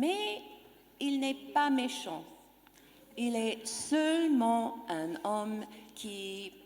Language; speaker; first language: French; non-native, learner; English